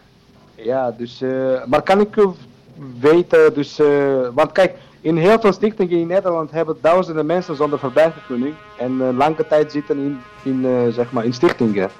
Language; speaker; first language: Dutch; non-native, learner; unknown